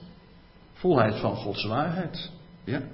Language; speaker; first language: Dutch; native; Dutch